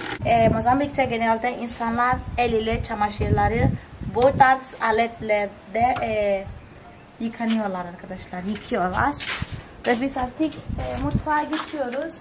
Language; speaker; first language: Turkish; non-native, fluent; Portuguese